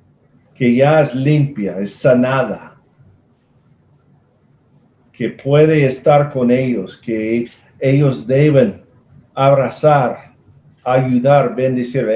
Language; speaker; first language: Spanish; non-native, fluent; English